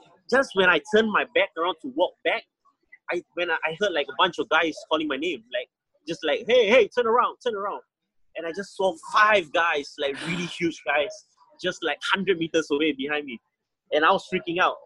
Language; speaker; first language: English; native; English